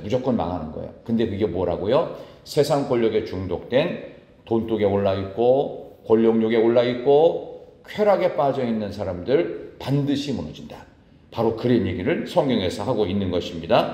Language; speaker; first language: Korean; native; Korean